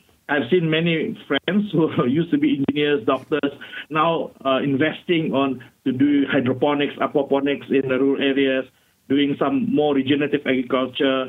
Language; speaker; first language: English; non-native, local second language; Malay